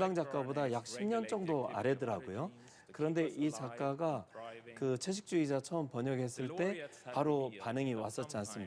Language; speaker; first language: Korean; native; Korean